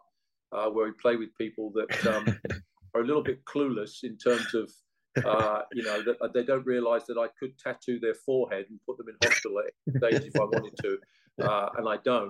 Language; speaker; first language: English; native; English